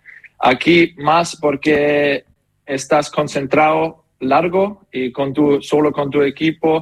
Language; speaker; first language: Spanish; non-native, learner; German